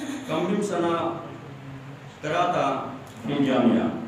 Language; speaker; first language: Arabic; non-native, learner; Urdu